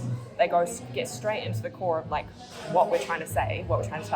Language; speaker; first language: English; native; English